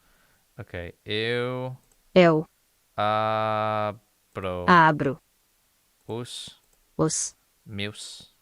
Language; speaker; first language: Portuguese; non-native, learner; English